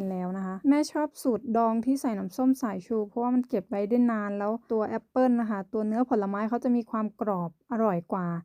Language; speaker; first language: Thai; native; Thai